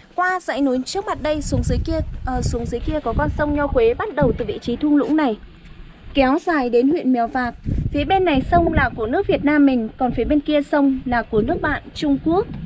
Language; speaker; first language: Vietnamese; non-native, local second language; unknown